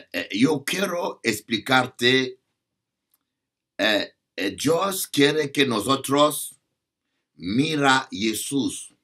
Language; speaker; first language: Spanish; non-native, learner; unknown